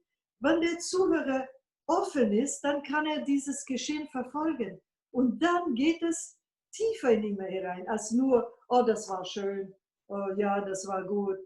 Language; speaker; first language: German; non-native, fluent; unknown